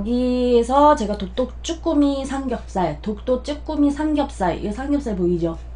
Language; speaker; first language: Korean; native; Korean